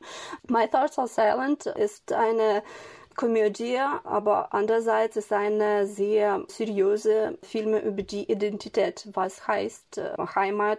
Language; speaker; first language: German; non-native, fluent; Ukrainian